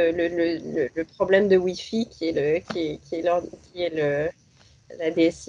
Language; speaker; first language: French; native; French